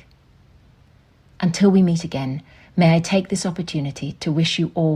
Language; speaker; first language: English; native; English